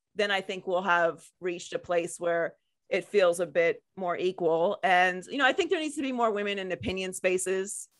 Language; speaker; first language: English; native; English